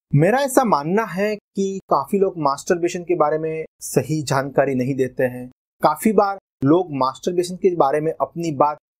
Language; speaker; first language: Hindi; non-native, local second language; Gujarati